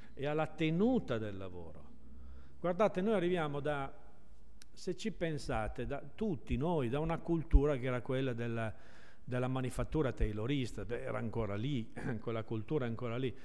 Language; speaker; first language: Italian; native; Italian